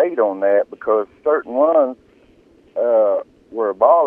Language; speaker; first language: English; early bilingual, other home language; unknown